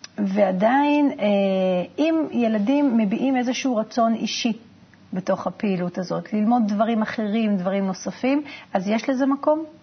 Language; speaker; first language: Hebrew; native; Hebrew